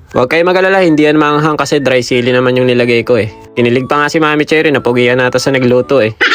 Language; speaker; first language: Filipino; native; Filipino